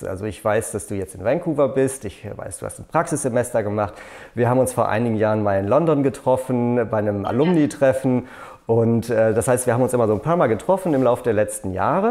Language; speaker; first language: German; native; German